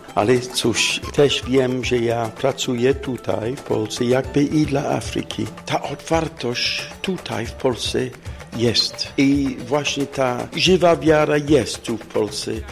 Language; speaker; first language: Polish; non-native, fluent; English